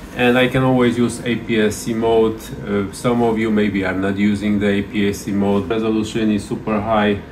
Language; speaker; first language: English; non-native, fluent; Polish